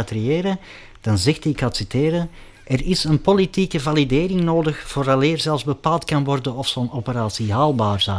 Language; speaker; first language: Dutch; native; Dutch